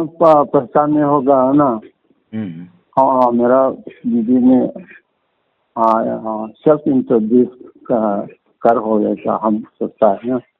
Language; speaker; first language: Hindi; non-native, local second language; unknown